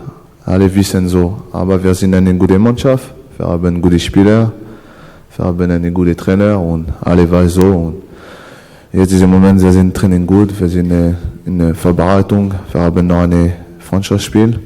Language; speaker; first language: German; non-native, learner; French